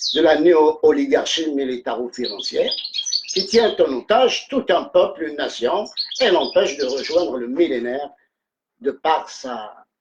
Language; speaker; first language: French; non-native, local second language; Arabic